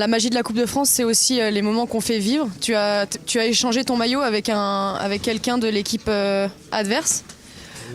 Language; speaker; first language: French; native; French